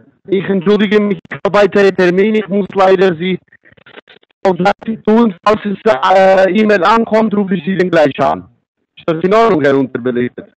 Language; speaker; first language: German; non-native, fluent; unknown